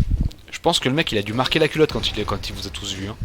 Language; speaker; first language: French; native; French